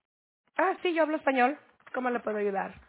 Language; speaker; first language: Spanish; early bilingual, heritage; Spanish